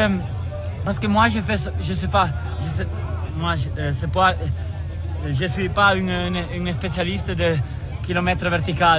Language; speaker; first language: French; non-native, learner; Italian